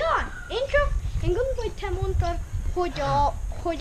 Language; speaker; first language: Hungarian; early bilingual, heritage; English